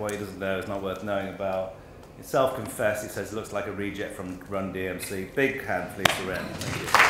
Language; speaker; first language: English; native; English